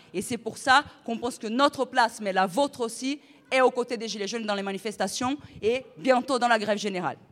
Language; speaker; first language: French; non-native, fluent; Portuguese